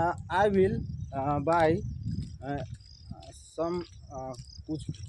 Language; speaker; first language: English; non-native, learner; Hindi